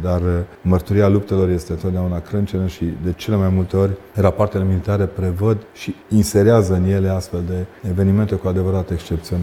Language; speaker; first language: Romanian; native; Romanian